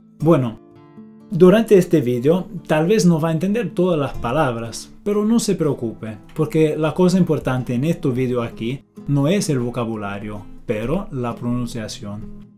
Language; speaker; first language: Spanish; non-native, fluent; English